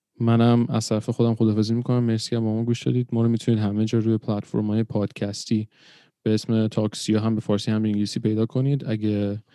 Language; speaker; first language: Persian; early bilingual, other home language; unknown